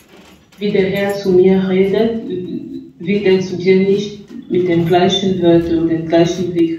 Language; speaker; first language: German; non-native, fluent; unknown